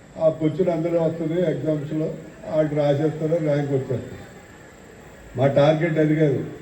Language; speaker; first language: Telugu; native; Telugu